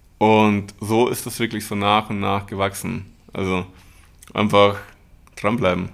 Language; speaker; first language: German; early bilingual, other home language; Spanish